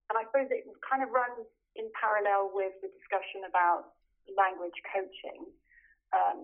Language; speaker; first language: English; native; English